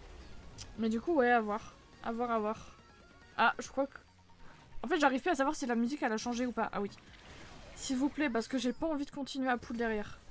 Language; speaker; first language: French; native; French